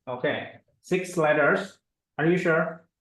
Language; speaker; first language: English; non-native, fluent; Indonesian